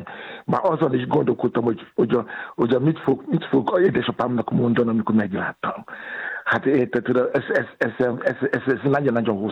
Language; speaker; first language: Hungarian; non-native, learner; Yoruba